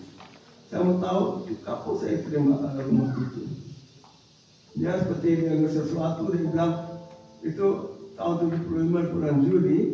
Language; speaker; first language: Indonesian; non-native, fluent; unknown